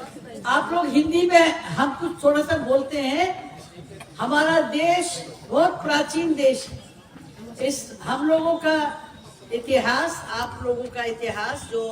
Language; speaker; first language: Hindi; non-native, local second language; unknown